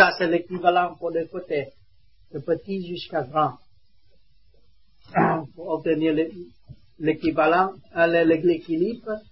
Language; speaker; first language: French; non-native, learner; Vietnamese